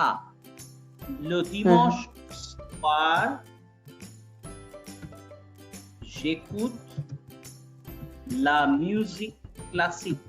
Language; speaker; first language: French; non-native, fluent; Bangla